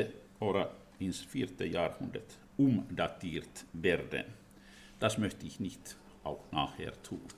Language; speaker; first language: German; non-native, fluent; Finnish